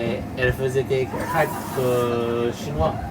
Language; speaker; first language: French; non-native, local second language; Chinese